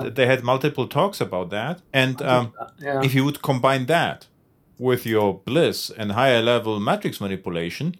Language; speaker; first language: English; non-native, fluent; German